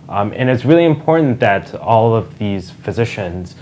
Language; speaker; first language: English; native; English